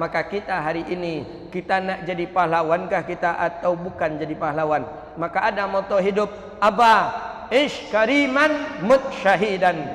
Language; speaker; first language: Malay; non-native, local second language; Minangkabau